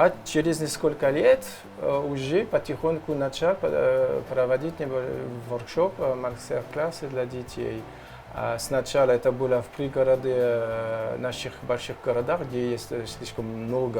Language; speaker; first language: Russian; non-native, learner; French